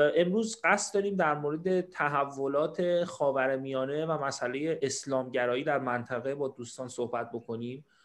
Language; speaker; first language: Persian; native; Persian